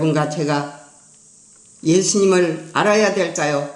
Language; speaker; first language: Korean; native; Korean